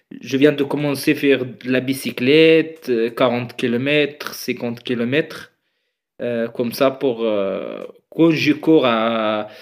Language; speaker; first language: French; non-native, fluent; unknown